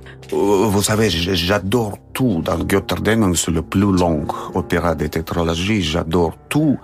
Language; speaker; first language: French; non-native, fluent; Russian